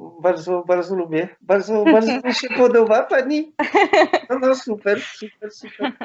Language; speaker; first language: Polish; non-native, learner; French